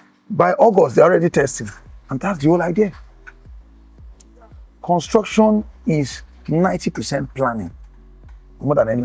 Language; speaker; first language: English; non-native, local second language; Igbo